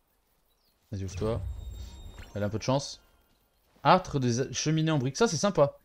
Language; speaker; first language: French; native; French